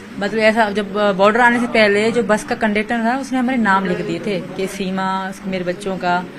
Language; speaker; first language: Urdu; non-native, local second language; Sindhi